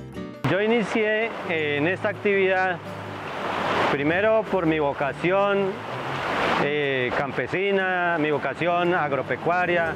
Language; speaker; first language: Spanish; native; Spanish